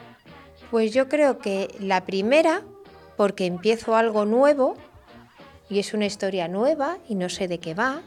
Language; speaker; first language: Spanish; native; Spanish